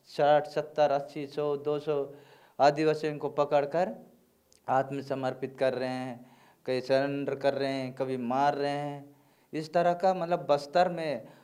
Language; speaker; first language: Hindi; non-native, local second language; Gondi